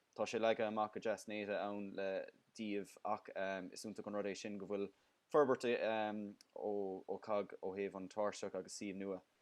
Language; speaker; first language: Irish; non-native, local second language; English